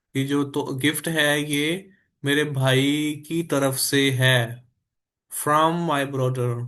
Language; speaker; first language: Urdu; native; Urdu